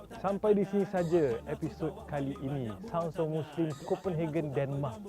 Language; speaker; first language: Malay; native; Malay